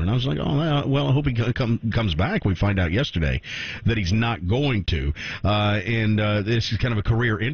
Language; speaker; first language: English; native; English